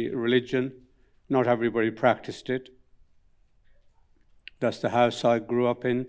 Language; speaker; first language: English; non-native, local second language; Punjabi